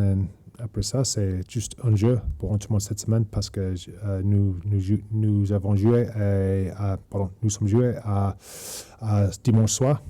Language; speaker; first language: French; non-native, learner; English